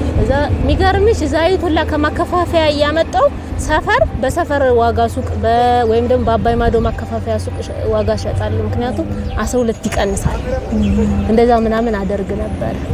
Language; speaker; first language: Amharic; native; Amharic